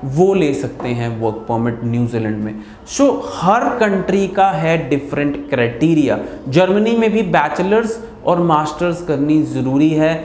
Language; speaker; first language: Hindi; non-native, local second language; Punjabi